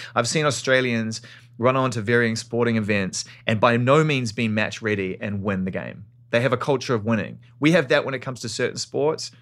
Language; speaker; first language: English; native; English